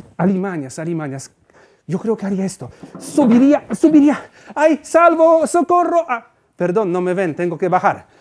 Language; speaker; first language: Spanish; non-native, fluent; Polish